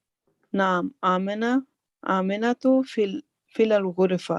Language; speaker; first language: Arabic; non-native, learner; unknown